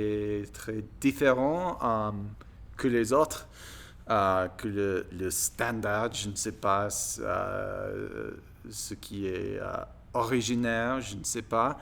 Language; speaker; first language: French; non-native, learner; English